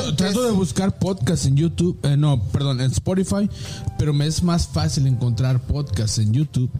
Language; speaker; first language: Spanish; native; Spanish